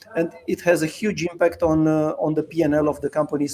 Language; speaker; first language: English; non-native, fluent; Romanian